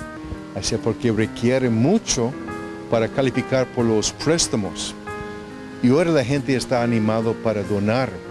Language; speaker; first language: Spanish; non-native, fluent; English